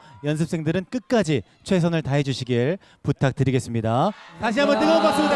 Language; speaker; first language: Korean; native; Korean